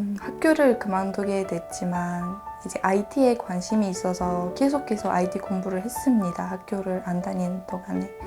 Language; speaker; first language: Korean; early bilingual, other home language; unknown